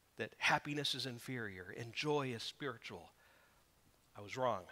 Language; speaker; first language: English; native; English